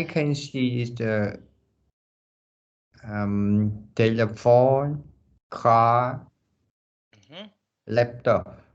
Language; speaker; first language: English; non-native, learner; Vietnamese